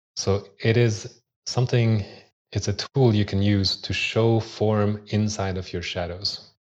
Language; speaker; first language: English; early bilingual, other home language; Swiss German